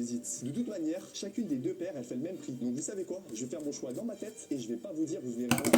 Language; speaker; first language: French; native; French